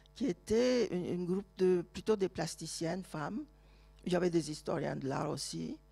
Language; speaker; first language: French; non-native, fluent; Turkish